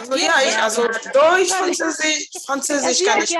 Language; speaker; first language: German; non-native, learner; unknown